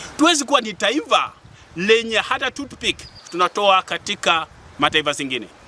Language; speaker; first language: Swahili; non-native, local second language; Luyia